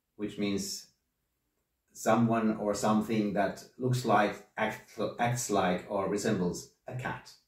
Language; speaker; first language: English; non-native, fluent; Finnish